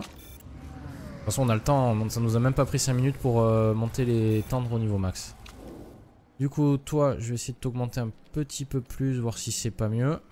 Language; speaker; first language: French; native; French